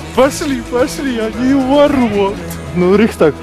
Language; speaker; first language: Russian; native; Russian